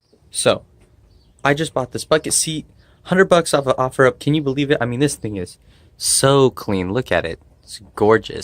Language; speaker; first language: English; native; English